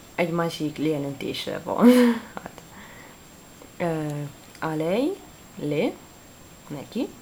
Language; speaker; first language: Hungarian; non-native, learner; Italian